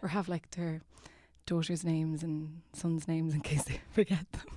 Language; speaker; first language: English; non-native, fluent; Italian